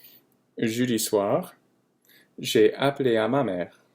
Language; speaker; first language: French; non-native, fluent; English